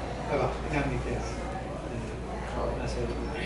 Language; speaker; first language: Persian; native; Persian